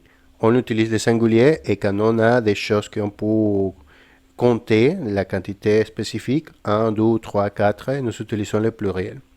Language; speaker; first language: French; non-native, fluent; Spanish